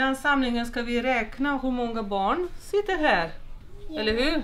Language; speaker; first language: Swedish; non-native, fluent; Slovenian